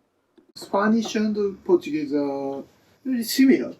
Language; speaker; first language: English; non-native, learner; Japanese